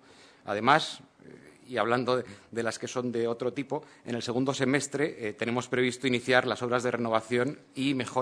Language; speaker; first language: Spanish; native; Spanish